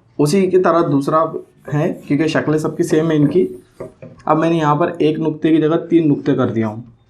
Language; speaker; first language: Hindi; non-native, local second language; Urdu